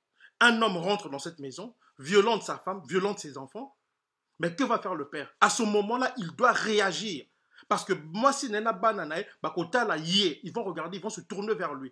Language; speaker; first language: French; non-native, local second language; Lingala